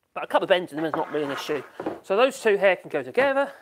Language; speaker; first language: English; native; English